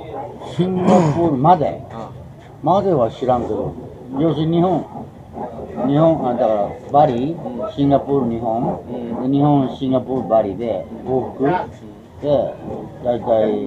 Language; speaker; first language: Japanese; native; Japanese